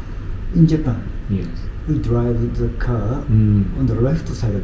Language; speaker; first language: English; non-native, learner; Japanese